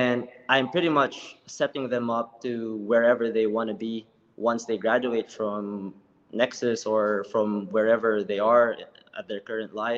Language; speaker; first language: English; non-native, local second language; Filipino